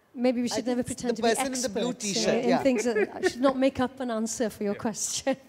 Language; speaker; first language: English; native; English